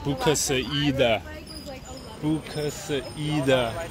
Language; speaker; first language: Chinese; non-native, learner; English